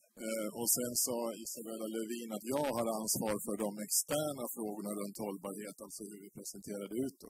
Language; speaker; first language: Swedish; native; Swedish